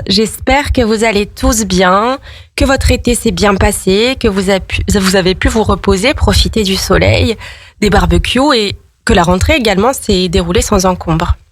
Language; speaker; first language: French; native; French